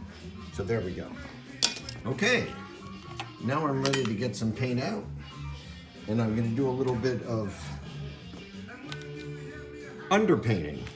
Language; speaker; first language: English; native; English